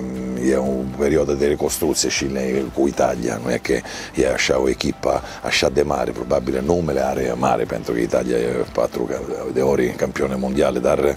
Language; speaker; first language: Romanian; non-native, learner; Italian